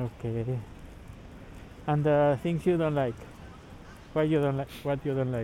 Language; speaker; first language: English; non-native, learner; Spanish